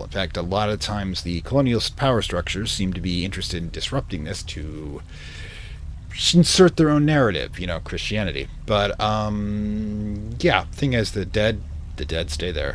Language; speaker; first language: English; native; English